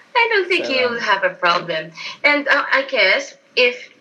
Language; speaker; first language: English; non-native, local second language; Filipino